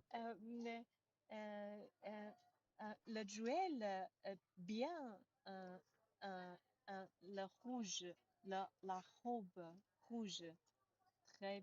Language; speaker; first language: French; non-native, learner; Chinese